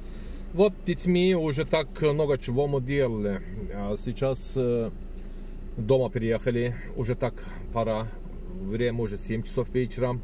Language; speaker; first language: Russian; non-native, learner; Turkish